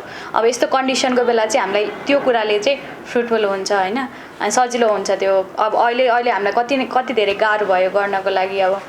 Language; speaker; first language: Nepali; native; Nepali